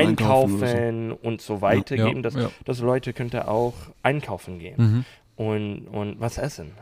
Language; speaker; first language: German; non-native, learner; English